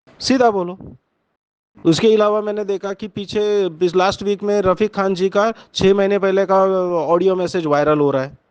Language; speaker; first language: Hindi; non-native, local second language; Marathi